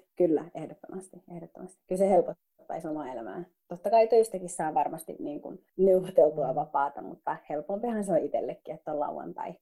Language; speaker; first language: Finnish; early bilingual, other home language; Somali